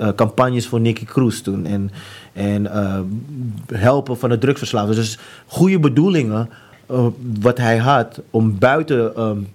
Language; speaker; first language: Dutch; native; Dutch